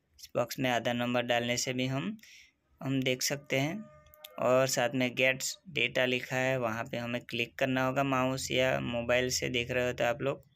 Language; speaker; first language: Hindi; non-native, local second language; Gujarati